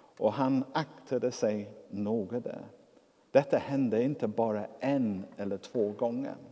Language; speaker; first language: Swedish; non-native, fluent; English